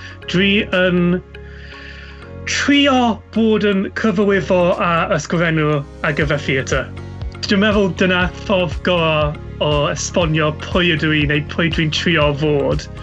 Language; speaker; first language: Welsh; non-native, local second language; English